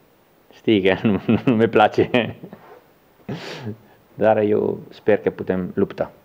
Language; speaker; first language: Romanian; non-native, learner; Italian